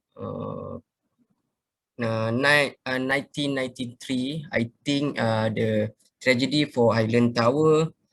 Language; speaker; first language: English; non-native, learner; Malay